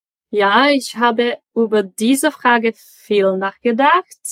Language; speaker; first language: German; non-native, learner; Czech